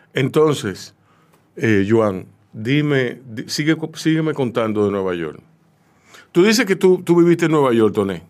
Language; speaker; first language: Spanish; native; Spanish